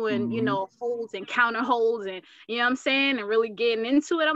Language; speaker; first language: English; native; English